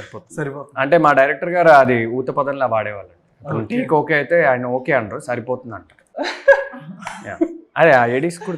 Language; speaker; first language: Telugu; native; Telugu